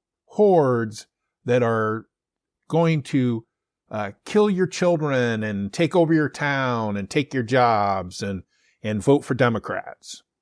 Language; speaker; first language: English; native; English